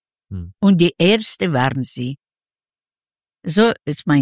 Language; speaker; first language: German; non-native, learner; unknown